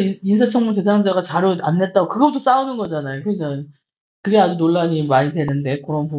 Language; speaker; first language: Korean; native; Korean